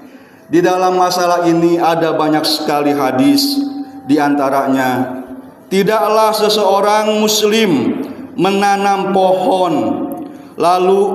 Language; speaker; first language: Indonesian; native; Indonesian